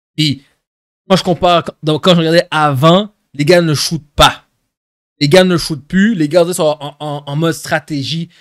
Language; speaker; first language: French; native; French